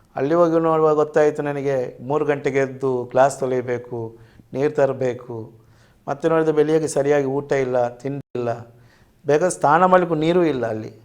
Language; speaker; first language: Kannada; non-native, local second language; Tulu